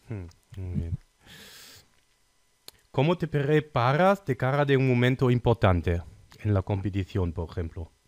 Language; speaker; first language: Spanish; non-native, fluent; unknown